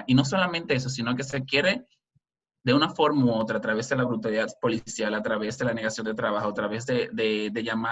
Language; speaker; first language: Spanish; native; Spanish